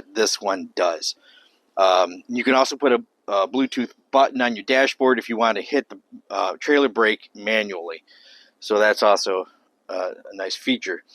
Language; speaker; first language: English; native; English